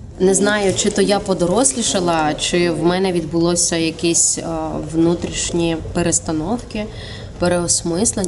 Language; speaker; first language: Ukrainian; native; Ukrainian